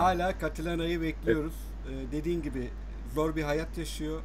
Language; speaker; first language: Turkish; native; Turkish